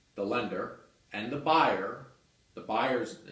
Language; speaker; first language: English; native; English